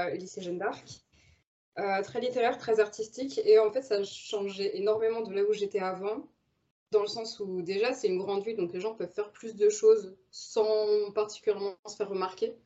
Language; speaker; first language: French; native; French